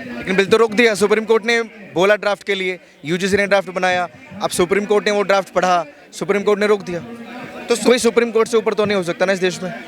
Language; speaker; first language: Hindi; native; Hindi